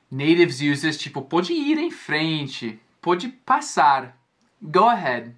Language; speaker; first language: Portuguese; non-native, fluent; English